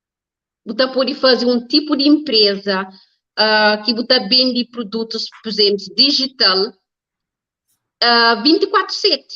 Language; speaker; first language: Portuguese; non-native, learner; Kabuverdianu